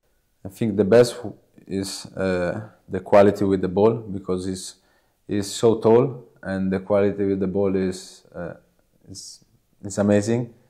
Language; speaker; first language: English; non-native, learner; Italian